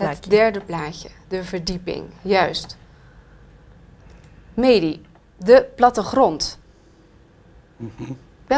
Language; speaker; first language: Dutch; native; Dutch